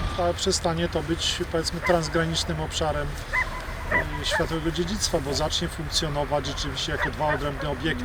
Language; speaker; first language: Polish; native; Polish